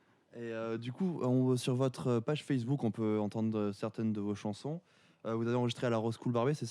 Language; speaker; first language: French; native; French